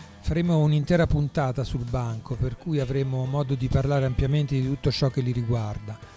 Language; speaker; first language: Italian; native; Italian